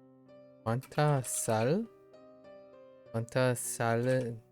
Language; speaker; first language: Spanish; non-native, learner; English